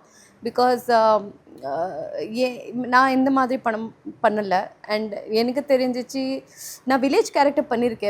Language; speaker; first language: Tamil; non-native, learner; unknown